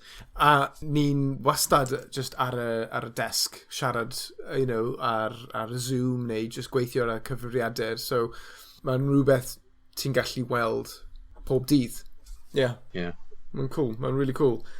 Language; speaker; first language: Welsh; non-native, learner; English